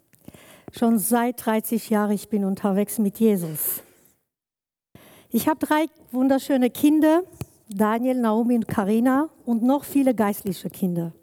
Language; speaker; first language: German; non-native, learner; Kurdish